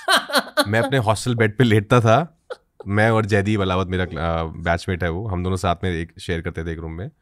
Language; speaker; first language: Hindi; native; Hindi